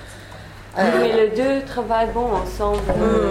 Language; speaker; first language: French; non-native, learner; Hebrew